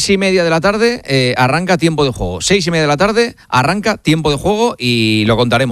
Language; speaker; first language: Spanish; native; Spanish